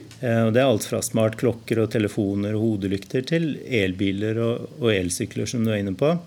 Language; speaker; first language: Norwegian; native; Norwegian